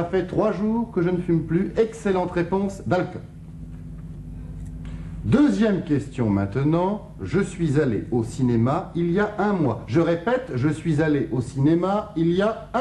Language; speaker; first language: French; native; French